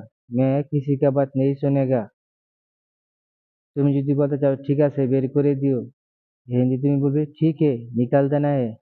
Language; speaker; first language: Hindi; non-native, learner; Bangla